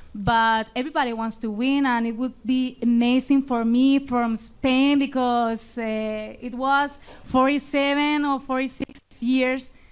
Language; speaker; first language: English; non-native, fluent; Spanish